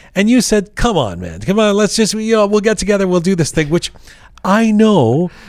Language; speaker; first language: English; native; English